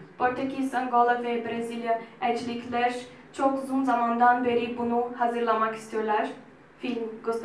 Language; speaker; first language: Turkish; non-native, fluent; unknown